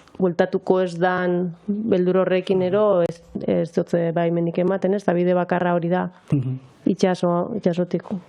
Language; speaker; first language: Basque; native; Basque